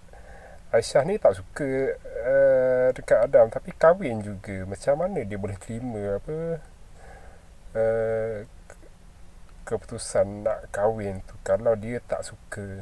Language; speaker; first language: Malay; native; Malay